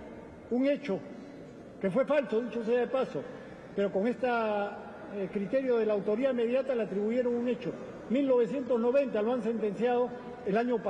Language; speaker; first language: Spanish; native; Spanish